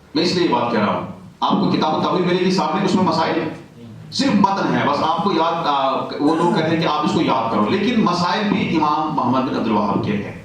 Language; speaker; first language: Urdu; non-native, local second language; Kashmiri